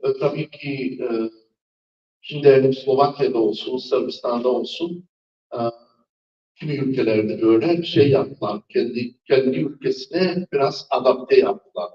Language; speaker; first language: Turkish; non-native, fluent; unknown